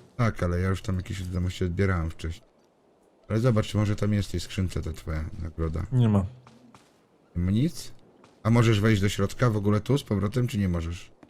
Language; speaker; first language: Polish; native; Polish